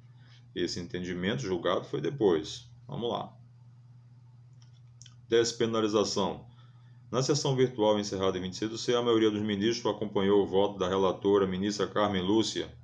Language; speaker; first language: Portuguese; native; Portuguese